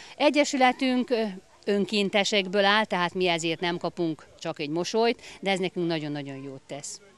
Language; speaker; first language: Hungarian; native; Hungarian